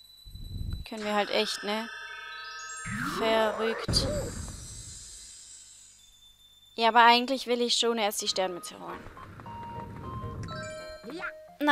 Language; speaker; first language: German; native; German